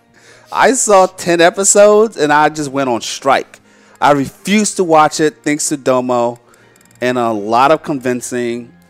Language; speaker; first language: English; native; English